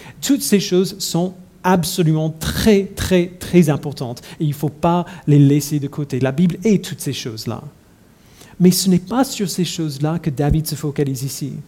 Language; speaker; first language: French; non-native, fluent; English